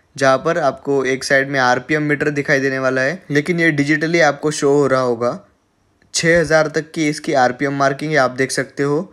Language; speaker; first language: Hindi; native; Hindi